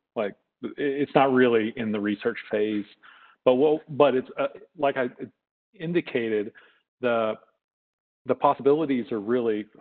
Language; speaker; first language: English; native; English